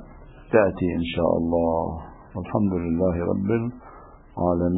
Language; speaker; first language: Arabic; native; Arabic